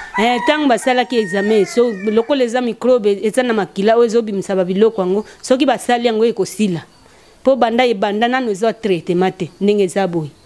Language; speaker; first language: Lingala; non-native, local second language; Kongo